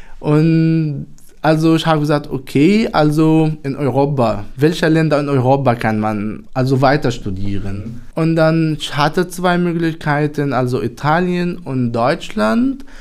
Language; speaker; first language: German; non-native, fluent; Arabic